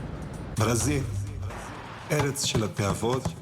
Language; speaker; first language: Hebrew; non-native, learner; Portuguese